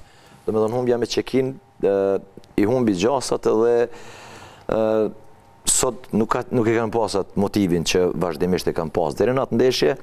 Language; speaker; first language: Albanian; native; Albanian